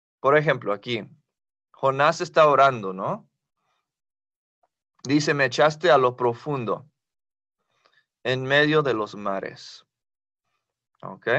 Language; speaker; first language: Spanish; non-native, fluent; English